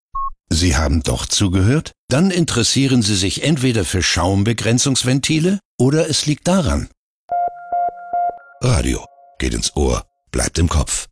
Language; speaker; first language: German; native; German